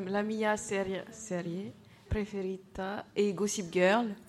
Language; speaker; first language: Italian; non-native, learner; French